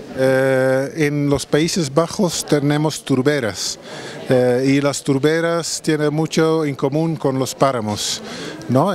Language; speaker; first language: Spanish; non-native, fluent; Dutch